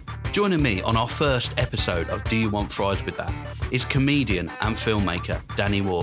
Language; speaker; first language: English; native; English